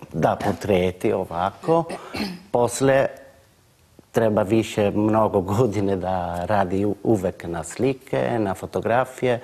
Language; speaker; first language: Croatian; non-native, learner; Italian